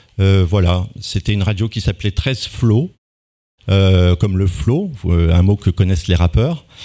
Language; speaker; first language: French; native; French